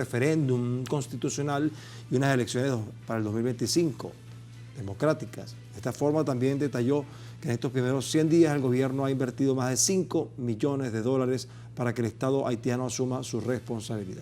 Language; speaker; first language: Spanish; native; Spanish